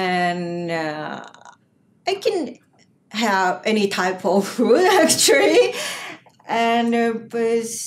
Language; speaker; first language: English; non-native, learner; Japanese